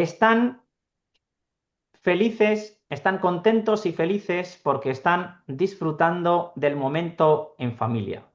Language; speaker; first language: Spanish; non-native, fluent; Urdu